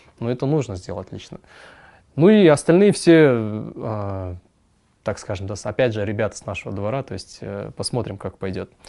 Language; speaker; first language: Russian; non-native, local second language; Kyrgyz